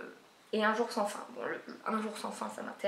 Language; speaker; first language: French; native; French